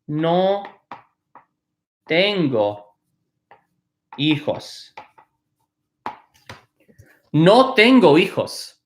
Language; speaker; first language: Spanish; non-native, fluent; English